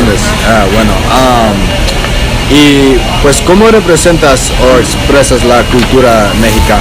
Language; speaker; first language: Spanish; non-native, learner; English